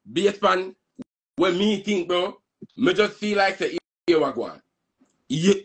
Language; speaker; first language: English; non-native, local second language; Jamaican Creole English